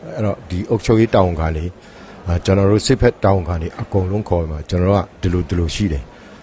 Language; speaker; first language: Burmese; non-native, local second language; Pa'o Karen